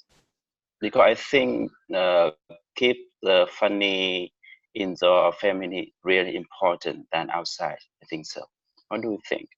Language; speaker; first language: English; non-native, learner; Vietnamese